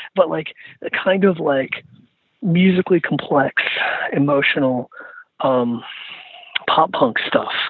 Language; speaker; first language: English; native; English